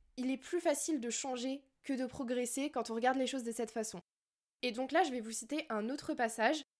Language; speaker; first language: French; native; French